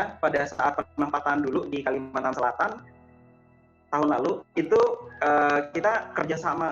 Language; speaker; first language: Indonesian; non-native, local second language; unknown